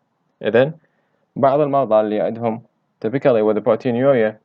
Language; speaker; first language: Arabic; native; Arabic